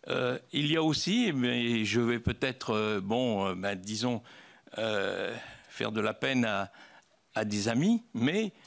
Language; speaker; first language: French; native; French